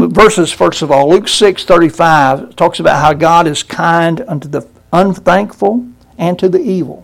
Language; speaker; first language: English; native; English